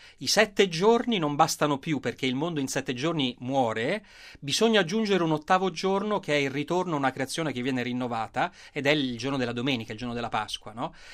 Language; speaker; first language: Italian; native; Italian